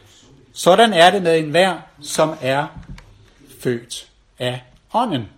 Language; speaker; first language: Danish; native; Danish